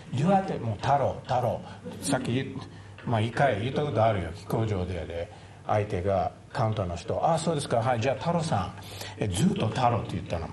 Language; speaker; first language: Japanese; non-native, learner; English